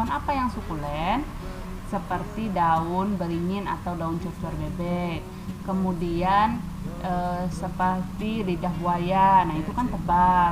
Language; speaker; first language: Indonesian; native; Indonesian